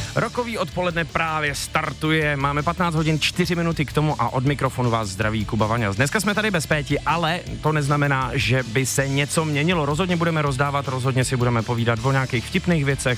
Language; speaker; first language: Czech; native; Czech